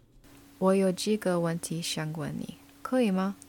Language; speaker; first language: Chinese; non-native, learner; English